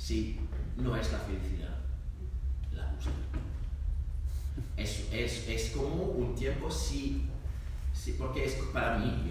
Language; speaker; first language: Spanish; non-native, learner; French